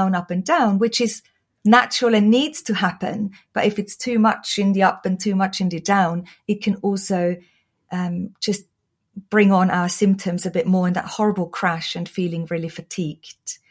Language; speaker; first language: English; non-native, fluent; German